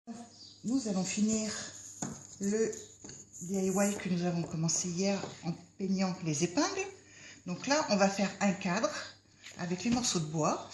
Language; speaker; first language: French; native; French